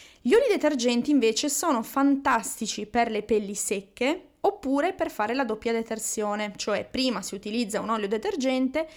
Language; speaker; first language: Italian; native; Italian